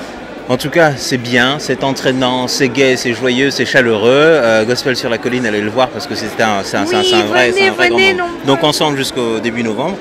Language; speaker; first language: French; native; French